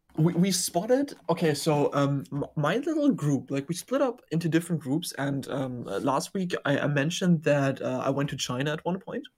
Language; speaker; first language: English; non-native, fluent; German